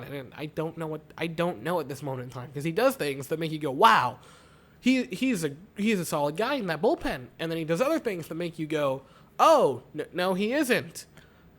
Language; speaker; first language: English; native; English